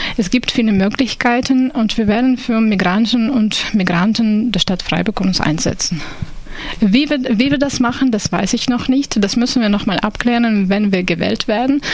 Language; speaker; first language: German; non-native, fluent; Ukrainian